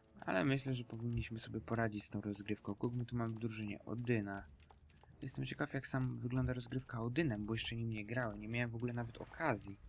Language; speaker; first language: Polish; native; Polish